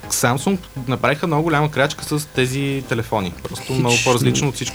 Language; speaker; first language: Bulgarian; native; Bulgarian